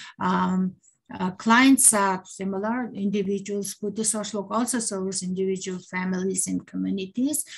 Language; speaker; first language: English; non-native, learner; Mongolian